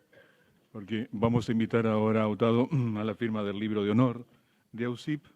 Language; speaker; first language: Spanish; native; Spanish